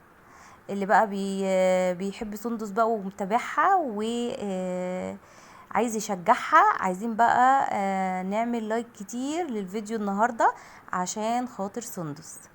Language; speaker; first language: Arabic; native; Arabic